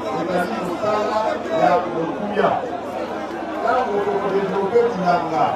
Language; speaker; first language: Lingala; non-native, local second language; Luba-Lulua